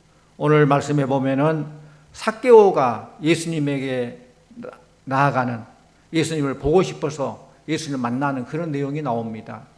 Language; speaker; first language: Korean; native; Korean